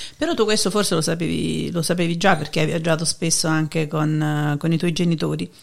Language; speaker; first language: Italian; native; Italian